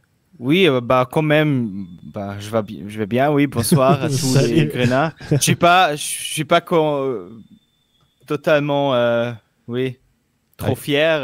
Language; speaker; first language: French; non-native, local second language; German